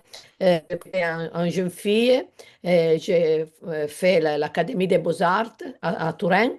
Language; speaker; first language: French; non-native, learner; Italian